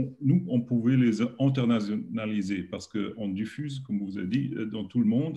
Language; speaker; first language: French; non-native, learner; German